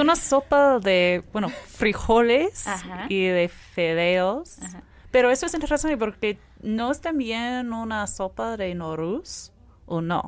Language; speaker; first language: Spanish; non-native, fluent; English